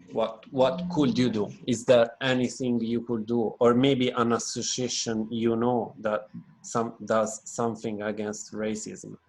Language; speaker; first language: English; non-native, fluent; Italian